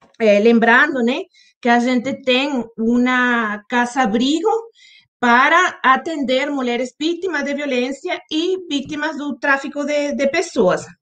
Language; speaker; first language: Portuguese; non-native, fluent; Spanish